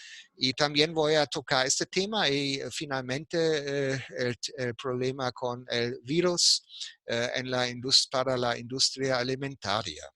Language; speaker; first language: Spanish; non-native, fluent; German